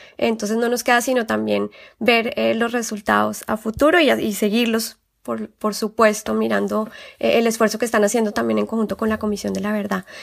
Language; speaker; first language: Spanish; native; Spanish